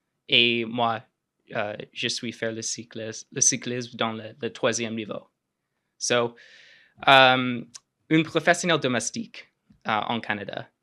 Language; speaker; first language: French; non-native, local second language; English